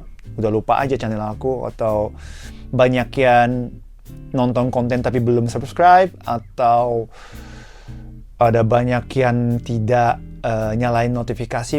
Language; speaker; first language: Indonesian; non-native, fluent; Japanese